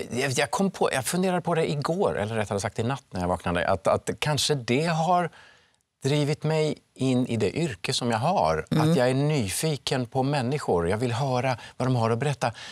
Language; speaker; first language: Swedish; early bilingual, other home language; Finnish